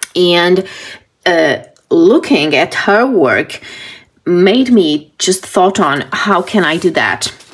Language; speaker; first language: English; non-native, fluent; Portuguese